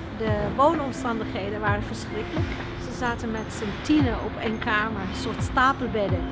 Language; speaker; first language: Dutch; non-native, fluent; Arabic